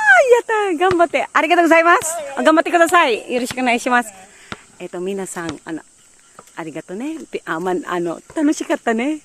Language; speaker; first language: Japanese; non-native, learner; Filipino